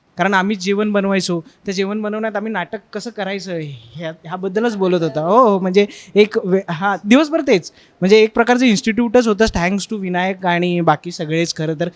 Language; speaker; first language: Marathi; native; Marathi